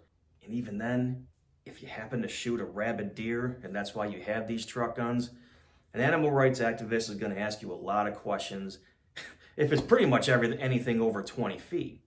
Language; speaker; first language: English; native; English